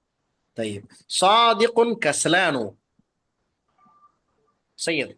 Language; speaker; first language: Arabic; non-native, fluent; Tamil